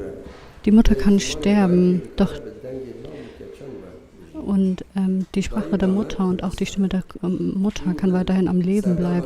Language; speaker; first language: German; non-native, fluent; Kurdish